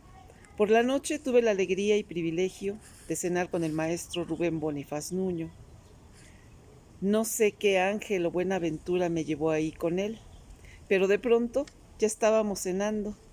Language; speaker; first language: Spanish; native; Spanish